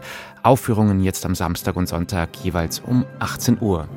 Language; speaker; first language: German; native; German